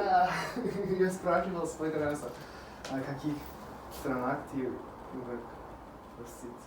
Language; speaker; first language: Russian; non-native, fluent; English